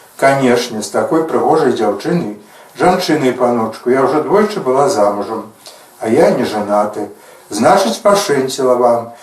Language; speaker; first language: Belarusian; native; Belarusian